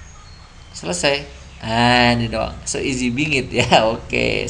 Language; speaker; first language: Indonesian; native; Indonesian